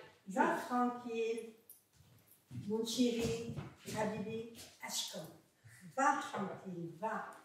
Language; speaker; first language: French; non-native, learner; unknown